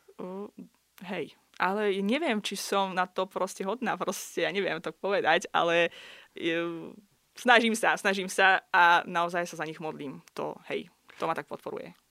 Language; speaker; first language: Slovak; non-native, fluent; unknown